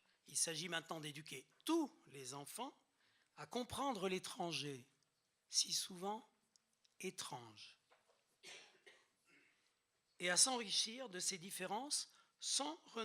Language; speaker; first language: French; native; French